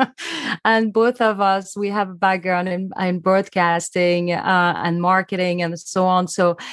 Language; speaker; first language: English; non-native, fluent; French